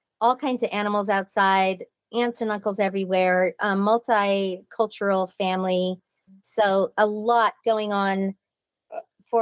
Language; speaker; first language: English; native; English